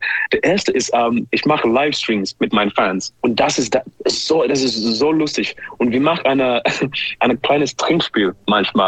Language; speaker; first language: German; non-native, learner; English